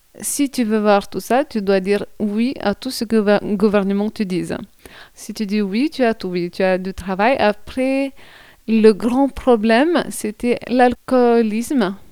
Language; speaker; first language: French; non-native, fluent; Lithuanian